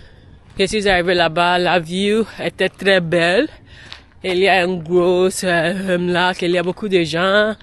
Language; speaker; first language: French; non-native, learner; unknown